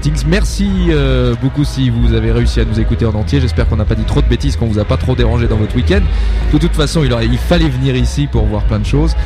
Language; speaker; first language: French; native; French